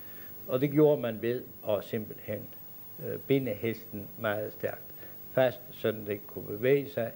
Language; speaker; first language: Danish; native; Danish